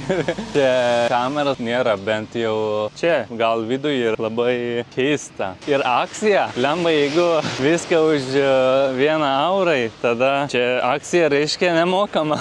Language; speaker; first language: Lithuanian; non-native, learner; Turkish